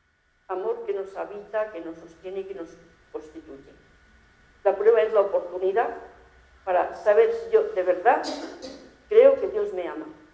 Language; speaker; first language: Spanish; native; Spanish